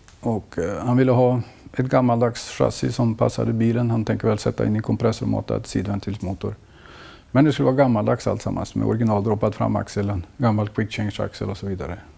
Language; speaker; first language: Swedish; native; Swedish